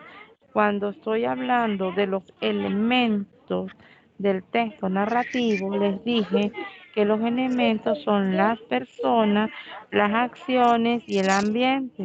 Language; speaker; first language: Spanish; native; Spanish